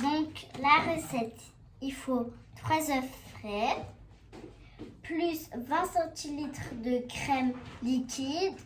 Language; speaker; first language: French; native; French